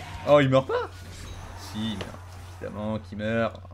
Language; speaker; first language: French; native; French